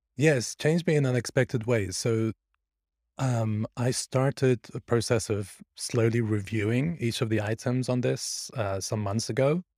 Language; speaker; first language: English; early bilingual, other home language; Persian